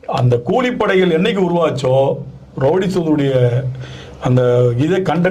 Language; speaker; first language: Tamil; native; Tamil